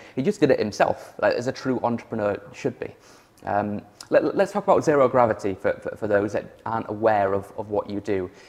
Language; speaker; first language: English; native; English